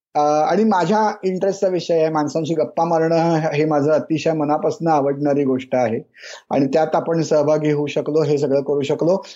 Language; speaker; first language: Marathi; native; Marathi